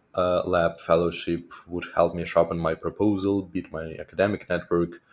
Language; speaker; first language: English; non-native, fluent; Russian